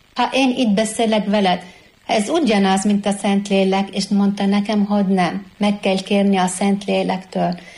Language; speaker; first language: Hungarian; non-native, fluent; Arabic